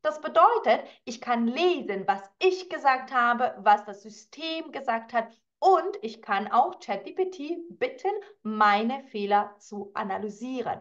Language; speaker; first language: German; non-native, fluent; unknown